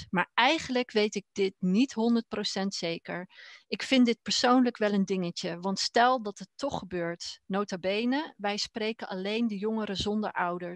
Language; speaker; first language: Dutch; native; Dutch